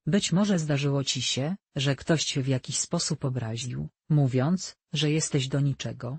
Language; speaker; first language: Polish; native; Polish